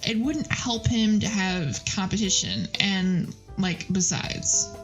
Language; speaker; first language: English; native; English